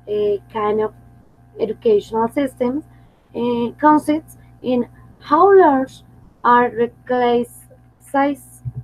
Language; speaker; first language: English; non-native, fluent; Spanish